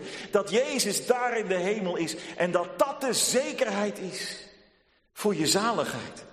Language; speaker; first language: Dutch; native; Dutch